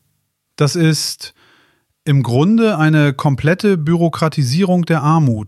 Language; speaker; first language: German; native; German